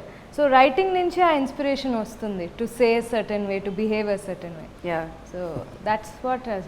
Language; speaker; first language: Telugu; non-native, local second language; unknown